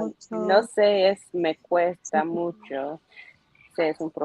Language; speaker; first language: Spanish; non-native, learner; English